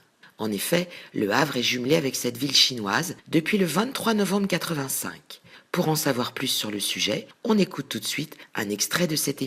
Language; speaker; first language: French; native; French